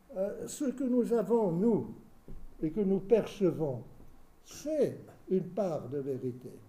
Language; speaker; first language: French; native; French